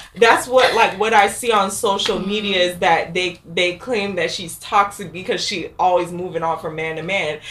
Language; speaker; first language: English; native; English